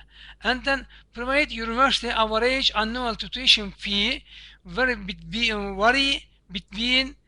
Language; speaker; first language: English; non-native, learner; Turkish